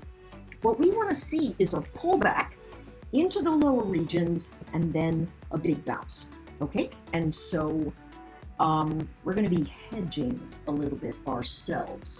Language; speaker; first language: English; native; English